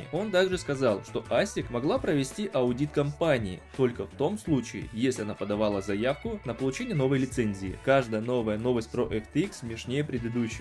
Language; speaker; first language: Russian; native; Russian